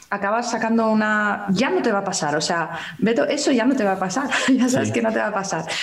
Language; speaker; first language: Spanish; native; Spanish